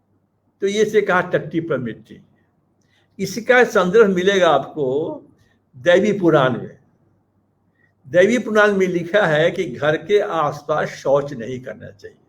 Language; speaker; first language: Hindi; native; Hindi